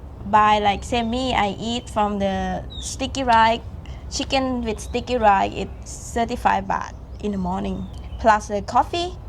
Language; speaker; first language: English; non-native, learner; Thai